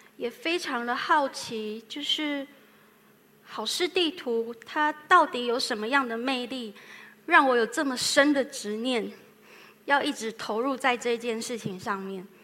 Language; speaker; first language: Chinese; native; Chinese